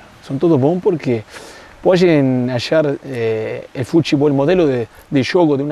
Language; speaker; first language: Portuguese; non-native, fluent; Spanish